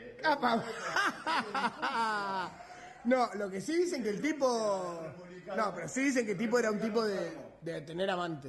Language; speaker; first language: Spanish; native; Spanish